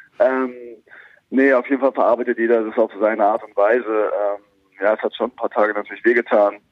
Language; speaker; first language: German; native; German